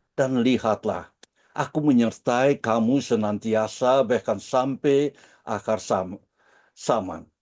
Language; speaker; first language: Indonesian; early bilingual, heritage; Dutch